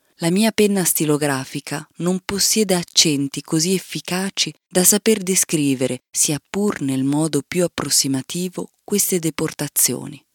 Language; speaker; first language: Italian; native; Italian